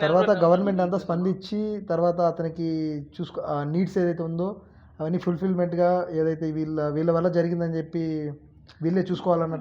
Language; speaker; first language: Telugu; native; Telugu